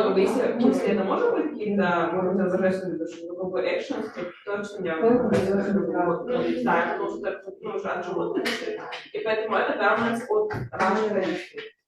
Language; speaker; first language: Russian; early bilingual, heritage; Russian